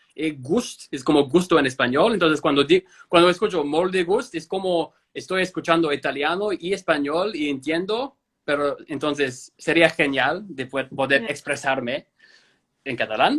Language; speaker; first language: Spanish; non-native, fluent; English